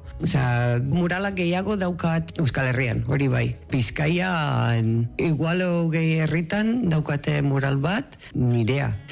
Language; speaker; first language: Basque; non-native, local second language; Spanish